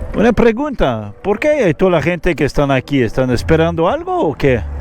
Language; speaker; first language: Spanish; non-native, learner; French